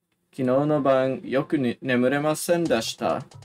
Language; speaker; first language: Japanese; non-native, learner; English